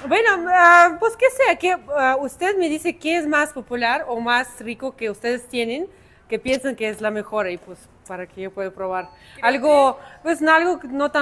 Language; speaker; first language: Spanish; non-native, fluent; Russian